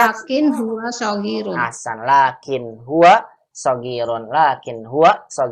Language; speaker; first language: Arabic; non-native, fluent; Indonesian